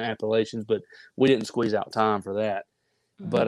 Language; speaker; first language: English; native; English